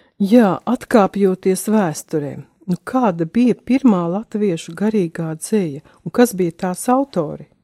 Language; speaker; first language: Latvian; native; Latvian